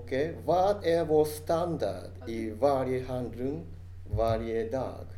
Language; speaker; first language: Swedish; non-native, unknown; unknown